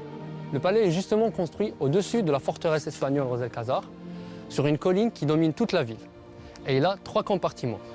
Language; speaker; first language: French; non-native, local second language; Arabic